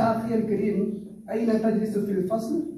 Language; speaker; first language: Arabic; non-native, learner; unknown